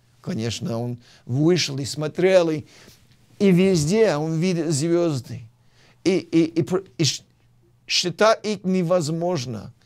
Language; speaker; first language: Russian; non-native, fluent; English